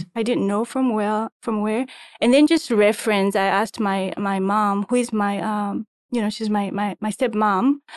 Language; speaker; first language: English; non-native, local second language; Shona